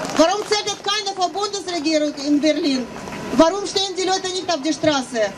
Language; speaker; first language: German; non-native, fluent; Russian